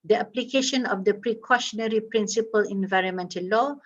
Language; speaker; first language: English; non-native, local second language; Malay